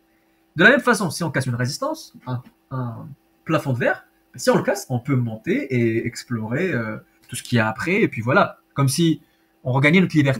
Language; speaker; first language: French; native; French